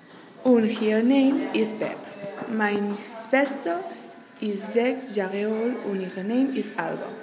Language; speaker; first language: German; non-native, learner; Catalan